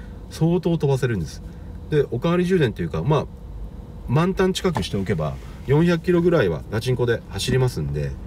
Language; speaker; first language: Japanese; native; Japanese